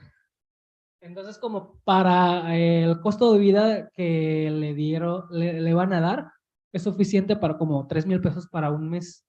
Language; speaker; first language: Spanish; early bilingual, heritage; Spanish